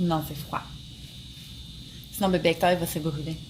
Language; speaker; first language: French; native; French